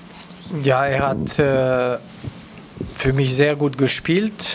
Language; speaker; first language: German; non-native, local second language; French